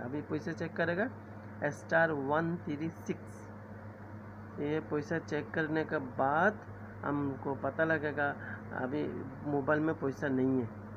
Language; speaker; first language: Hindi; non-native, learner; Bangla